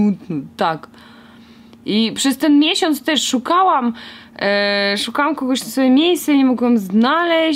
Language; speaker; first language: Polish; non-native, fluent; Russian